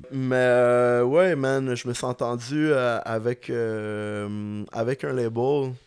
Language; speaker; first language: French; native; French